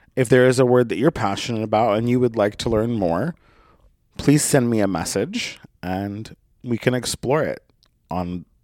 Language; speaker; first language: English; native; English